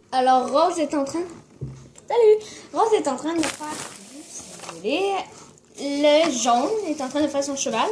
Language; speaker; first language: French; native; French